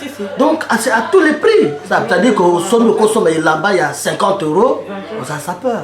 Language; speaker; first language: French; non-native, local second language; Lingala